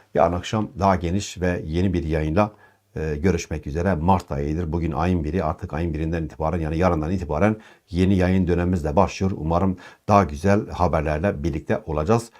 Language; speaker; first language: Turkish; non-native, local second language; Kurdish